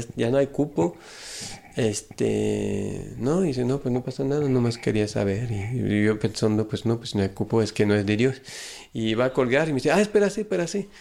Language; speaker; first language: Spanish; non-native, fluent; French